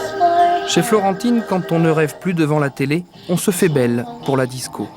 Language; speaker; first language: French; native; French